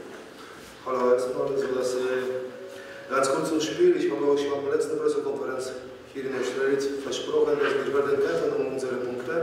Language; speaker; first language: German; non-native, fluent; Polish